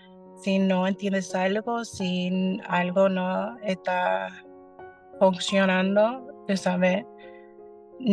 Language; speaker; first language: Spanish; early bilingual, heritage; Spanish